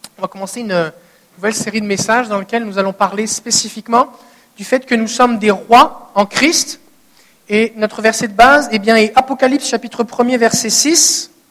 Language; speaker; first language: French; native; French